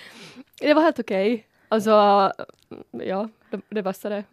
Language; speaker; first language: Swedish; non-native, local second language; Finnish